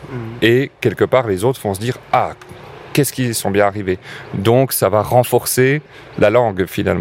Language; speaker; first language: French; native; French